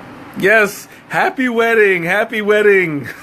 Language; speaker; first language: English; native; English